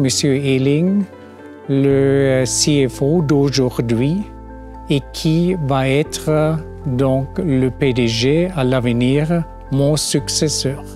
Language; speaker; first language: French; non-native, fluent; German